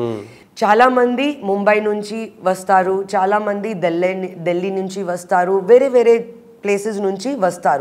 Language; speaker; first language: Telugu; non-native, learner; Hindi